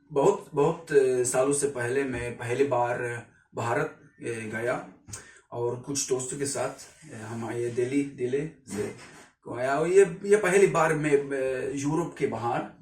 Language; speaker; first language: Hindi; non-native, learner; Swedish